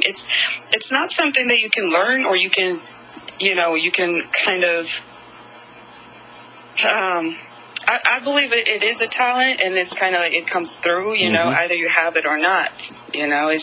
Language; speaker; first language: English; non-native, fluent; Russian